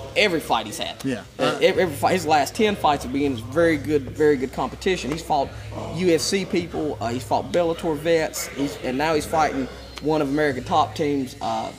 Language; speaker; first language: English; native; English